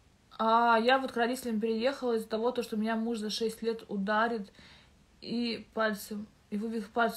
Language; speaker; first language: Russian; native; Russian